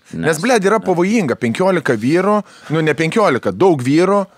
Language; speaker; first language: Lithuanian; native; Lithuanian